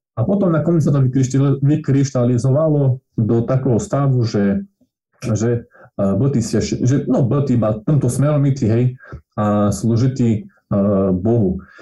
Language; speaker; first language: Slovak; non-native, local second language; Rusyn